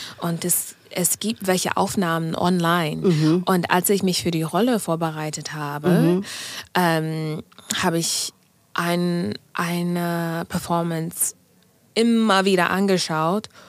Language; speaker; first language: German; non-native, fluent; English